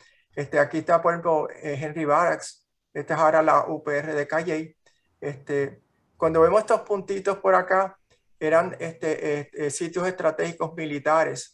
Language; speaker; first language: Spanish; native; Spanish